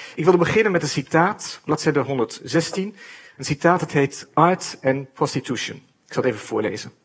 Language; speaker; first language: Dutch; native; Dutch